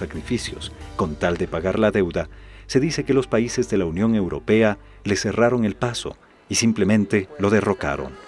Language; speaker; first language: Spanish; native; Spanish